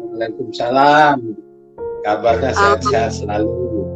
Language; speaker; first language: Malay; non-native, local second language; Sasak